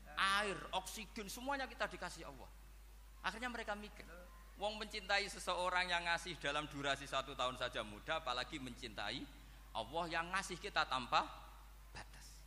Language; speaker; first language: Indonesian; non-native, local second language; Javanese